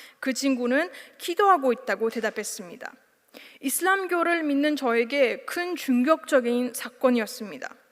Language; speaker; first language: Korean; non-native, fluent; Uzbek